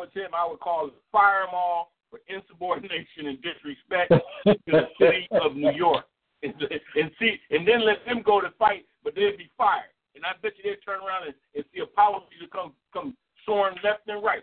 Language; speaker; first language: English; native; English